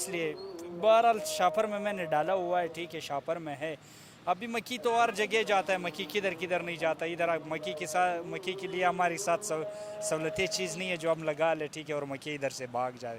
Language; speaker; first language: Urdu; non-native, local second language; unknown